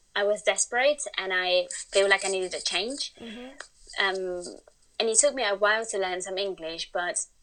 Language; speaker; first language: English; non-native, fluent; Spanish